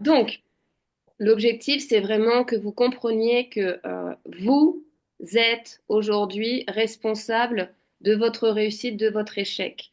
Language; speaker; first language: French; native; French